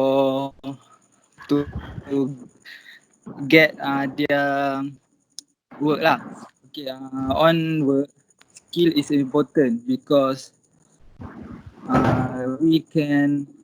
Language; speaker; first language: English; non-native, local second language; Malay